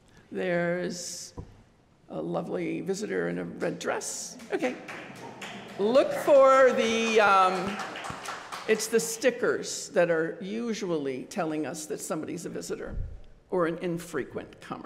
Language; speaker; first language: English; native; English